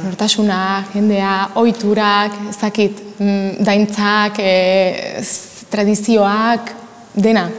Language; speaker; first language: Basque; non-native, fluent; Spanish